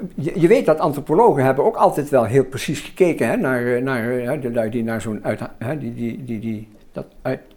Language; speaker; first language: Dutch; native; Dutch